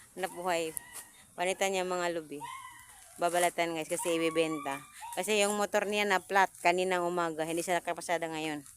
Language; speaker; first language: Filipino; non-native, local second language; Cebuano